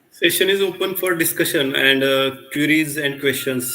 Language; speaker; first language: English; non-native, local second language; Marathi